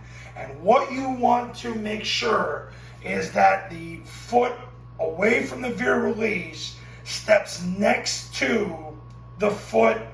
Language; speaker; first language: English; native; English